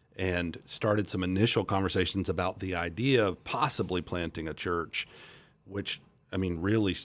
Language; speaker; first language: English; native; English